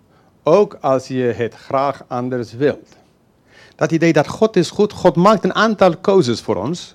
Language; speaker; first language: Dutch; non-native, fluent; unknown